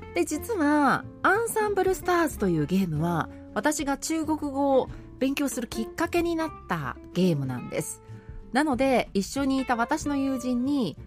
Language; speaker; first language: Japanese; native; Japanese